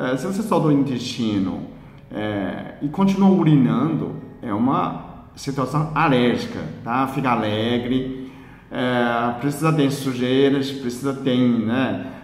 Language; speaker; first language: Portuguese; non-native, fluent; Chinese